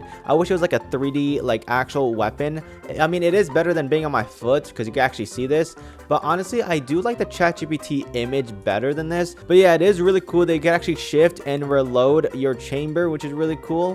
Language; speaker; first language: English; native; English